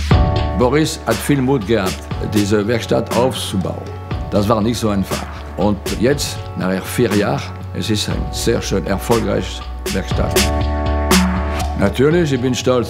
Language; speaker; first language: German; non-native, fluent; French